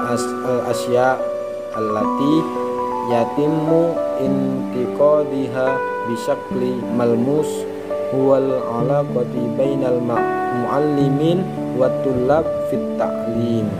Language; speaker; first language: Arabic; non-native, learner; Indonesian